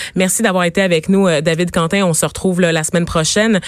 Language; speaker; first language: French; native; French